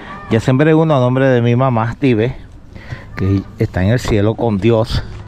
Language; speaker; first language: Spanish; native; Spanish